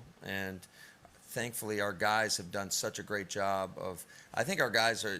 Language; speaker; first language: English; native; English